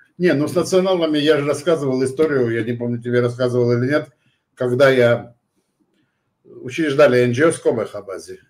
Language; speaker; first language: Russian; non-native, local second language; Georgian